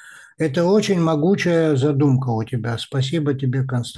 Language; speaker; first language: Russian; native; Russian